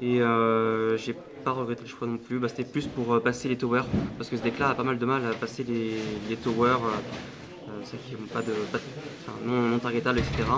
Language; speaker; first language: French; native; French